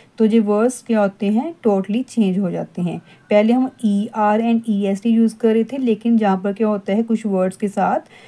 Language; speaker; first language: Hindi; non-native, local second language; Punjabi